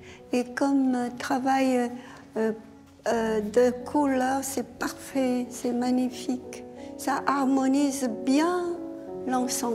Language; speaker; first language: French; non-native, fluent; Korean